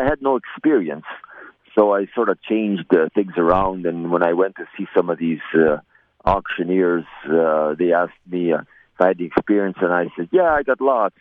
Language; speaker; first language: English; native; English